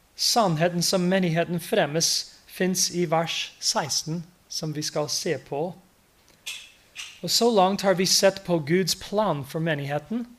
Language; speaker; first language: Norwegian; non-native, fluent; English